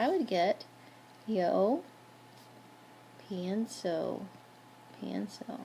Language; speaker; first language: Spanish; non-native, fluent; English